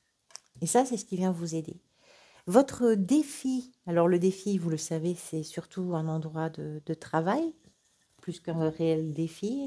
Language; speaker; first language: French; native; French